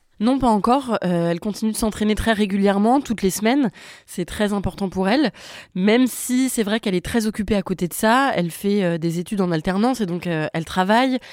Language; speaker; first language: French; native; French